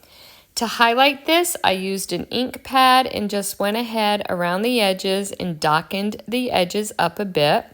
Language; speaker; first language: English; native; English